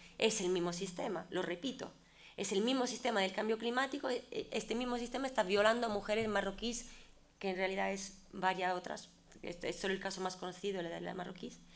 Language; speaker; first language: Spanish; non-native, fluent; Italian